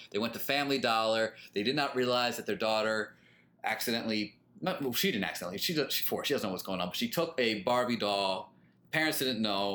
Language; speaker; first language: English; early bilingual, other home language; Spanish